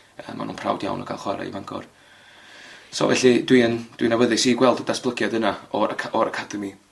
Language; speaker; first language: Welsh; native; Welsh